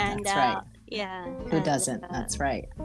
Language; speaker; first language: English; non-native, fluent; Japanese